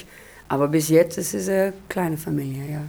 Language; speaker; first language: German; non-native, learner; Hebrew